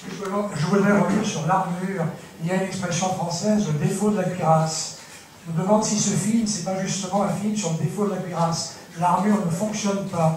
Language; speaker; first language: French; native; French